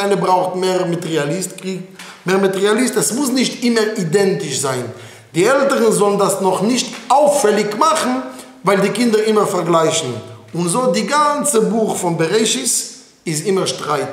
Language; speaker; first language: German; non-native, fluent; Hebrew